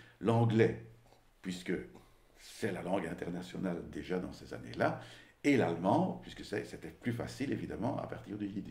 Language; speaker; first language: French; native; French